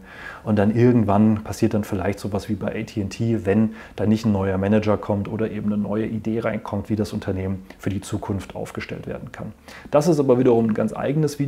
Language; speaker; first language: German; native; German